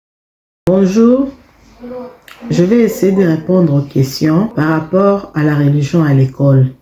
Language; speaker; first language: French; non-native, fluent; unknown